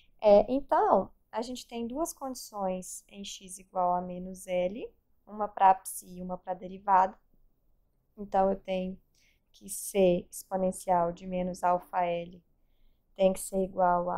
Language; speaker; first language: Portuguese; native; Portuguese